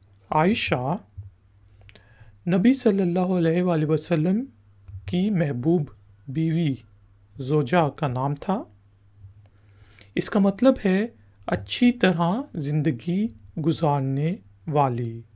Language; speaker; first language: Urdu; native; Urdu